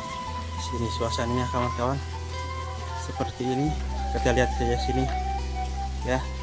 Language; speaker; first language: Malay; non-native, local second language; Sundanese